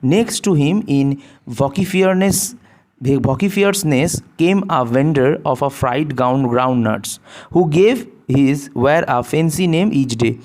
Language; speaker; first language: English; non-native, local second language; Bangla